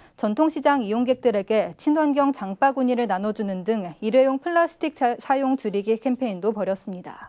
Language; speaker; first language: Korean; native; Korean